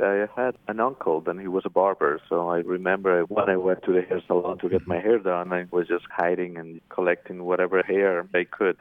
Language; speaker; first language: English; non-native, fluent; Spanish